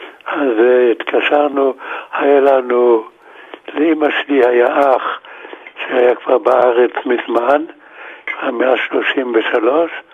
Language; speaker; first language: Hebrew; non-native, fluent; German